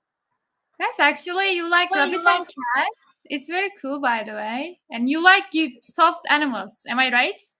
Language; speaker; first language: English; non-native, fluent; Turkish